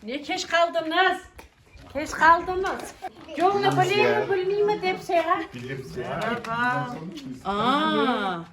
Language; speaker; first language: Turkish; native; Turkish